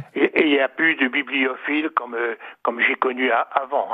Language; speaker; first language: French; native; French